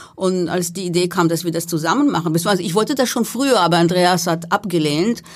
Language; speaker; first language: German; non-native, fluent; Hebrew